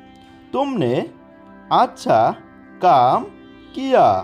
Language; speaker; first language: Hindi; non-native, fluent; Bangla